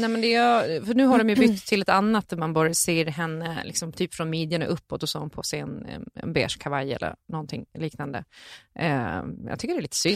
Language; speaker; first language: Swedish; native; Swedish